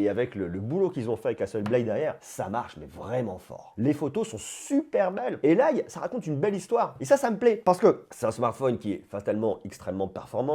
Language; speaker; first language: French; native; French